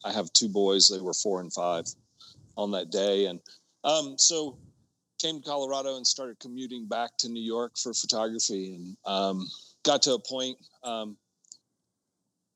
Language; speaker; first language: English; native; English